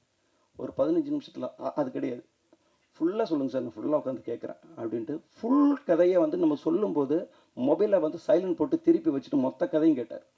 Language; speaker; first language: Tamil; native; Tamil